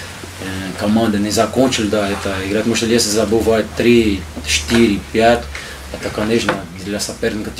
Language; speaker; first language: Russian; non-native, learner; Portuguese